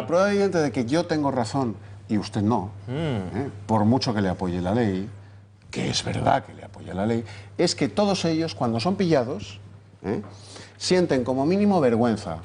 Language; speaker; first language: Spanish; native; Spanish